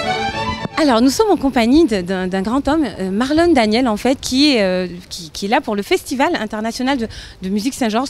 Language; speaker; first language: French; native; French